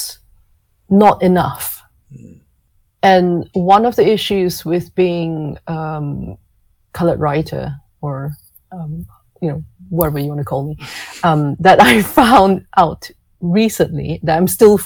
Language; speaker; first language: English; non-native, local second language; Cantonese